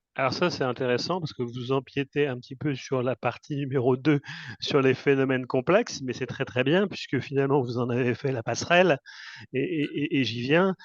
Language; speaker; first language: French; native; French